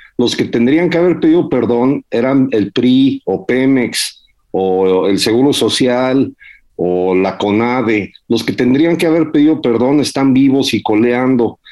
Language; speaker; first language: Spanish; early bilingual, heritage; Spanish